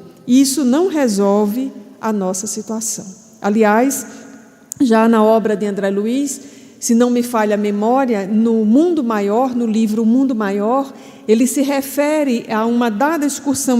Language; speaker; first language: Portuguese; native; Portuguese